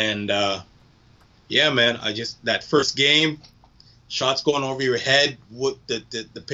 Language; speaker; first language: English; native; English